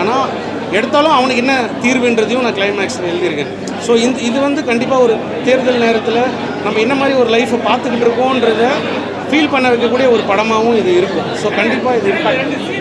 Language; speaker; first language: Tamil; native; Tamil